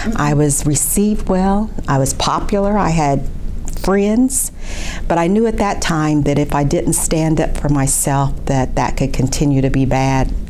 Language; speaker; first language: English; native; English